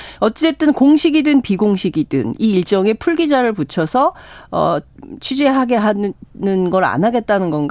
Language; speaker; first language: Korean; native; Korean